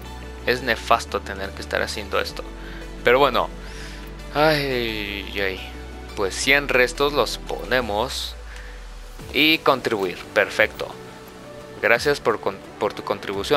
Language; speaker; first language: Spanish; native; Spanish